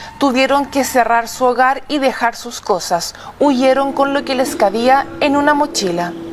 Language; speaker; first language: Spanish; native; Spanish